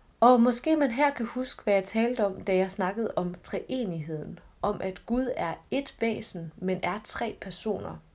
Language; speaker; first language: Danish; native; Danish